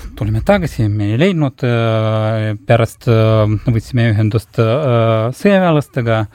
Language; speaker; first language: Estonian; non-native, local second language; Russian